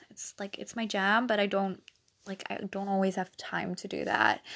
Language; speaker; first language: English; non-native, fluent; Dutch